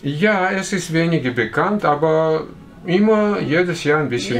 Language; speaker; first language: German; non-native, fluent; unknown